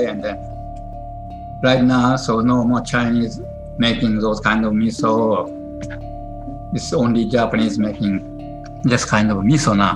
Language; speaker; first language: English; non-native, learner; Japanese